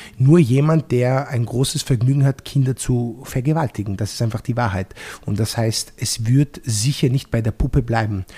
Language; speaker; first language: German; non-native, fluent; Italian